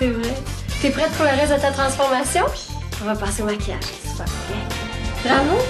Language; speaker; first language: French; native; French